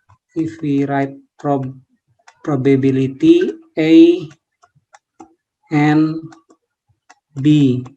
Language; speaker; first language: English; non-native, learner; Indonesian